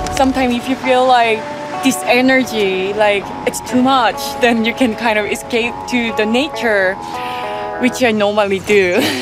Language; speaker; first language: English; non-native, fluent; Korean